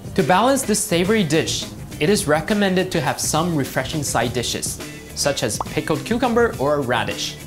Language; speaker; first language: English; non-native, fluent; Chinese